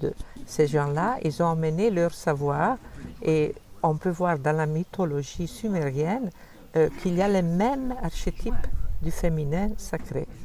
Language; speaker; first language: French; non-native, fluent; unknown